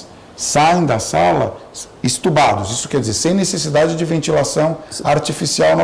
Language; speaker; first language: Portuguese; native; Portuguese